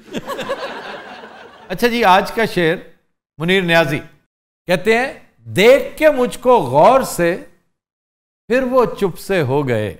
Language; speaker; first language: Urdu; native; Urdu